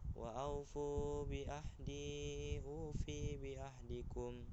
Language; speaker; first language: Arabic; non-native, learner; Indonesian